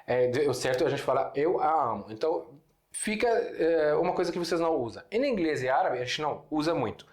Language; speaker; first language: Portuguese; non-native, fluent; Arabic